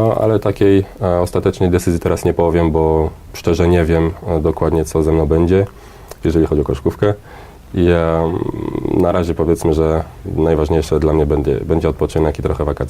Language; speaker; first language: Polish; early bilingual, heritage; Polish